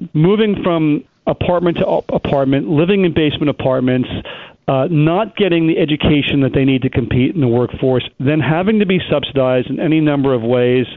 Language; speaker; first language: English; native; English